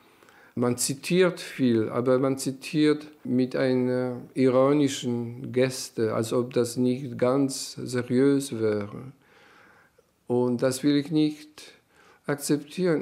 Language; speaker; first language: German; non-native, fluent; Polish